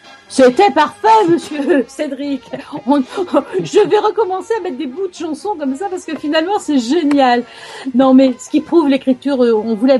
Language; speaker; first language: French; native; French